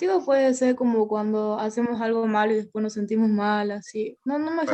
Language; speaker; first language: Spanish; native; Spanish